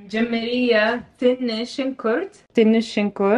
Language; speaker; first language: Amharic; non-native, learner; Arabic